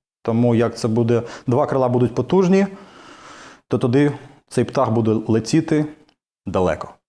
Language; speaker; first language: Ukrainian; non-native, fluent; Russian